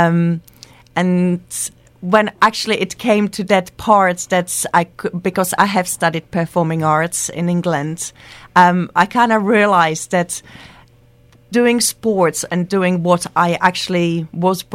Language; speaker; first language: English; non-native, fluent; Czech